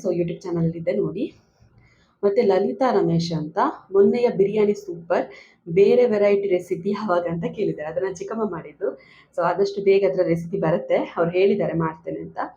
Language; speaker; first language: Kannada; non-native, local second language; Tulu